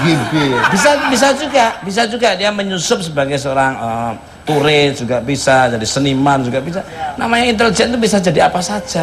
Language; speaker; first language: Indonesian; native; Indonesian